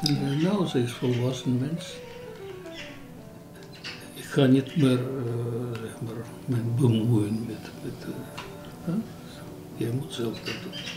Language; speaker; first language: Dutch; non-native, learner; Georgian